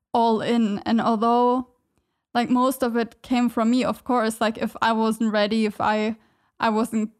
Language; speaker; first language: English; non-native, fluent; German